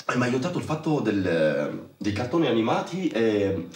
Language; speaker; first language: Italian; non-native, fluent; Arabic